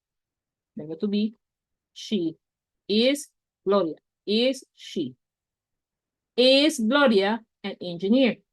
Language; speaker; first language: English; non-native, fluent; Spanish